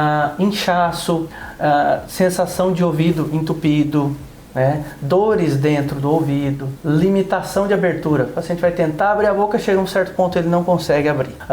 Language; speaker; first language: Portuguese; native; Portuguese